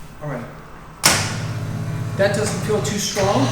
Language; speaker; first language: English; native; English